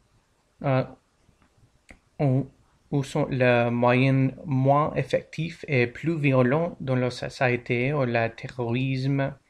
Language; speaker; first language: French; non-native, learner; English